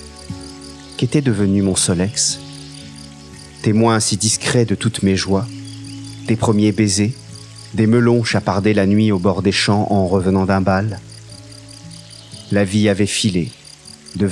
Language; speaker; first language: French; native; French